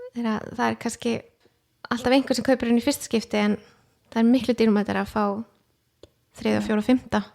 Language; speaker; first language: Icelandic; native; Icelandic